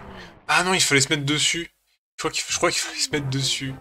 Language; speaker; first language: French; native; French